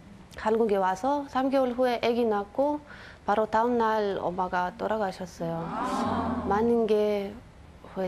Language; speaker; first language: Korean; non-native, fluent; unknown